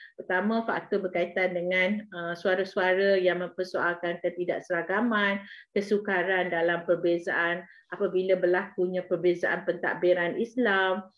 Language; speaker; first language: Malay; native; Malay